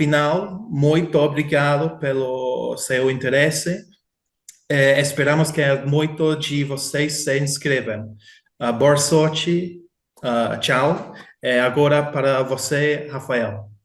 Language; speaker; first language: Portuguese; non-native, fluent; English